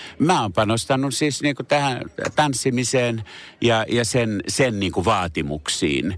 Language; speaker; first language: Finnish; native; Finnish